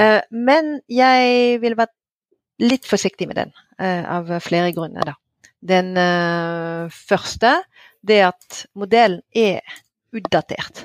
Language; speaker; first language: Norwegian; non-native, fluent; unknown